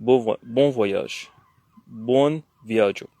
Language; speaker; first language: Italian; non-native, learner; French